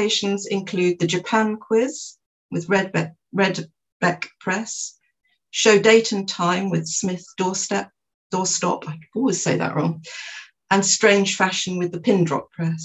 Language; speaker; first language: English; native; English